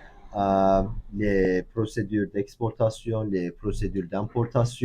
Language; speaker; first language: French; non-native, learner; Turkish